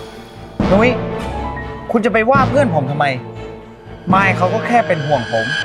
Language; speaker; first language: Thai; native; Thai